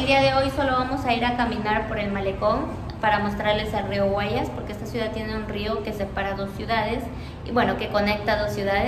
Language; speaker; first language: Spanish; native; Spanish